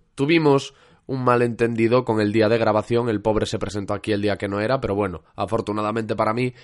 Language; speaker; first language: Spanish; native; Spanish